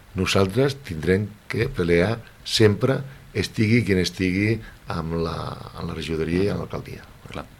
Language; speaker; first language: Catalan; non-native, local second language; Spanish